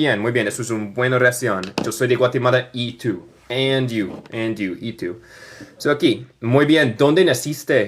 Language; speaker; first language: Spanish; non-native, learner; English